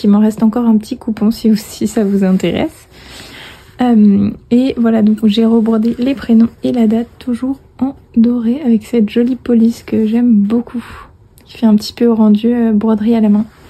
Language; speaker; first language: French; native; French